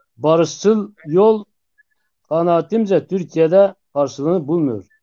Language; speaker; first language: Turkish; non-native, local second language; Zaza